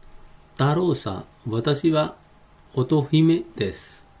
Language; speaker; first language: Japanese; non-native, fluent; Hindi